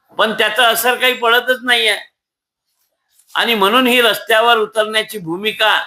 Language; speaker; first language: Marathi; native; Marathi